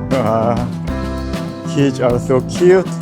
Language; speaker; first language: English; non-native, learner; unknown